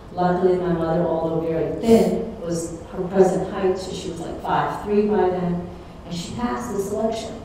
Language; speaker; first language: English; early bilingual, other home language; Czech